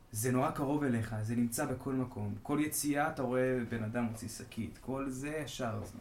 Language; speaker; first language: Hebrew; native; Hebrew